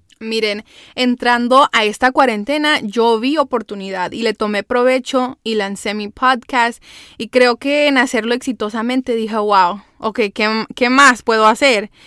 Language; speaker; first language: Spanish; early bilingual, heritage; Spanish